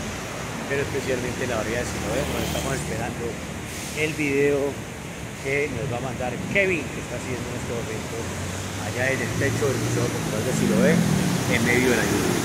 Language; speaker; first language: Spanish; native; Spanish